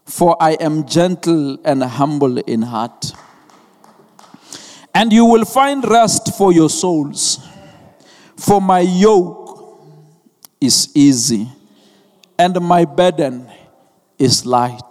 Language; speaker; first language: English; non-native, local second language; Venda